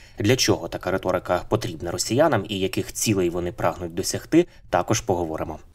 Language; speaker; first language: Ukrainian; native; Ukrainian